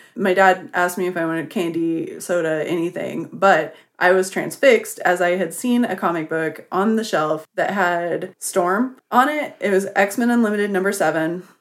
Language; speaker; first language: English; native; English